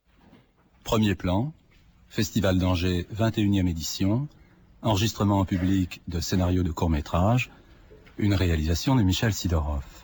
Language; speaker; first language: French; native; French